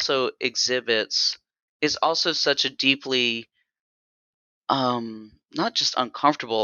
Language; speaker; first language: English; native; English